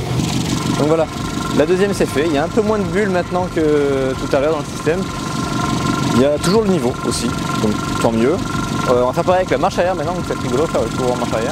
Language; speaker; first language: French; native; French